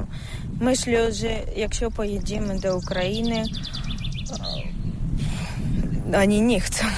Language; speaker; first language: Polish; non-native, learner; Ukrainian